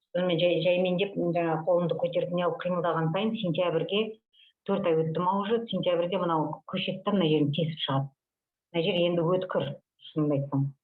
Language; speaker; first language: Kazakh; native; Kazakh